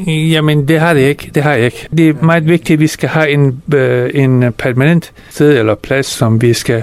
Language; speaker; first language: Danish; non-native, fluent; Persian